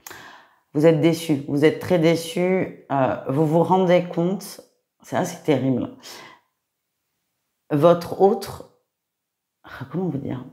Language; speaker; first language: French; native; French